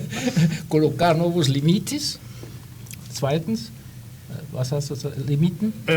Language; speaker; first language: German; non-native, fluent; Portuguese